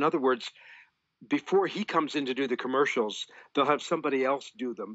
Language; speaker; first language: English; native; English